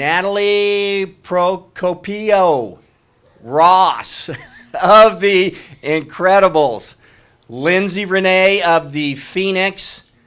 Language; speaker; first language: English; native; English